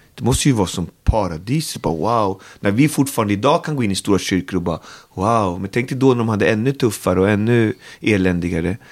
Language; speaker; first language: Swedish; native; Swedish